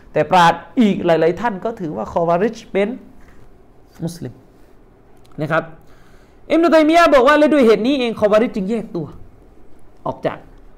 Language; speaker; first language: Thai; native; Thai